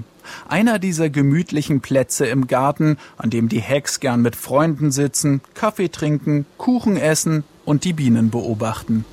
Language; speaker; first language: German; native; German